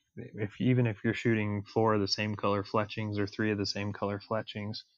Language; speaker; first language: English; native; English